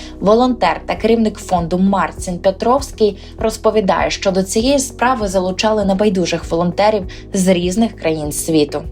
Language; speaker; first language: Ukrainian; native; Ukrainian